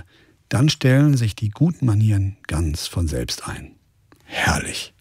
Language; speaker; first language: German; native; German